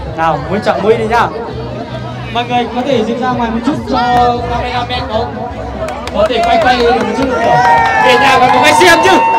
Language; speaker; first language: Vietnamese; non-native, local second language; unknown